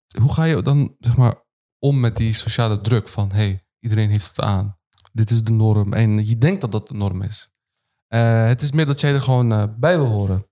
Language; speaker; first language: Dutch; early bilingual, other home language; Turkish